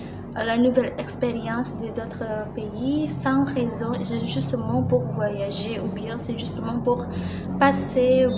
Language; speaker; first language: French; non-native, learner; Indonesian